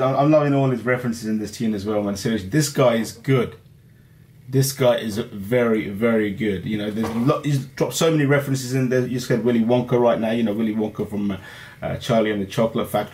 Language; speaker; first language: English; early bilingual, other home language; Hindi